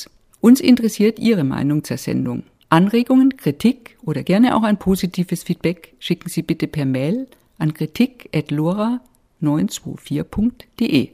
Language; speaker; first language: German; native; German